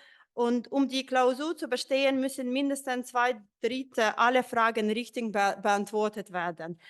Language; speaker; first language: German; non-native, fluent; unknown